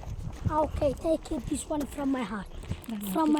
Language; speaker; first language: English; non-native, learner; Arabic